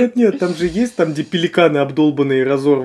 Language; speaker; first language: Russian; native; Russian